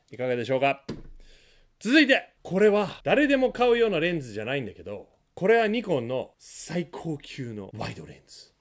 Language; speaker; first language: Japanese; non-native, fluent; English